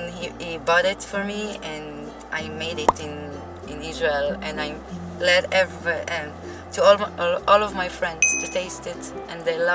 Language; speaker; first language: English; non-native, fluent; Hebrew